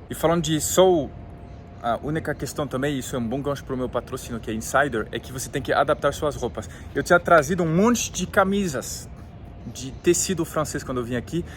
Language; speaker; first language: Portuguese; non-native, fluent; French